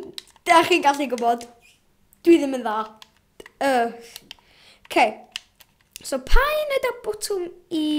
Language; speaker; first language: Welsh; non-native, local second language; English